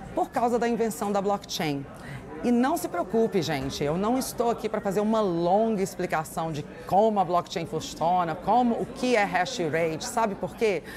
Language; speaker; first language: Portuguese; native; Portuguese